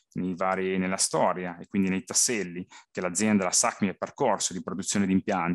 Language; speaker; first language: Italian; native; Italian